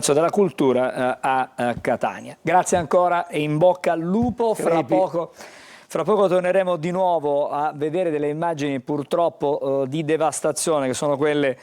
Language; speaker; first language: Italian; native; Italian